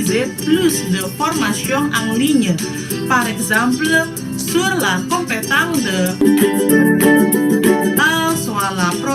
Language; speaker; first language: French; non-native, fluent; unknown